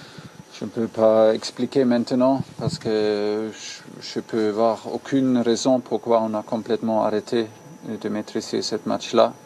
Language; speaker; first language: French; non-native, learner; German